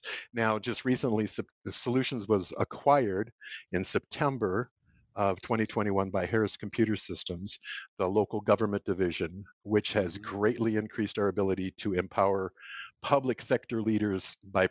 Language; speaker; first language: English; native; English